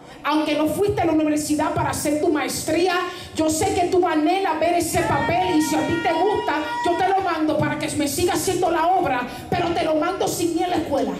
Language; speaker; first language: Spanish; early bilingual, heritage; Spanish